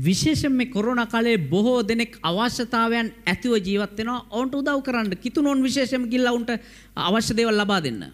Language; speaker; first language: Sinhala; native; Sinhala